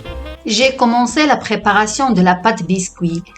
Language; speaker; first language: French; non-native, fluent; Italian